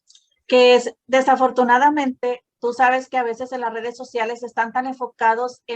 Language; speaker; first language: Spanish; native; Spanish